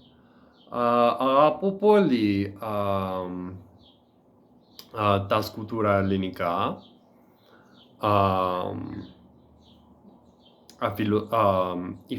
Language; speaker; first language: Greek; non-native, learner; English